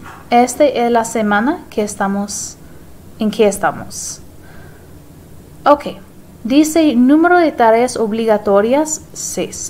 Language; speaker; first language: Spanish; non-native, fluent; English